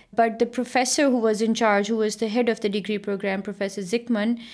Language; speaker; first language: English; non-native, local second language; Punjabi